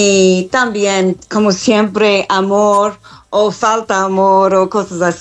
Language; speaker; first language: Spanish; non-native, fluent; English